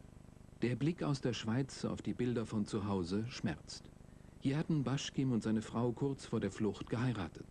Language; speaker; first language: German; native; German